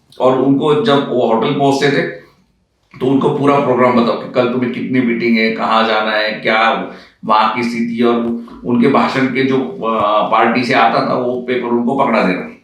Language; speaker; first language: Hindi; non-native, local second language; Marathi